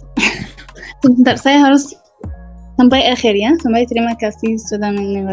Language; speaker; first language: Indonesian; non-native, learner; Arabic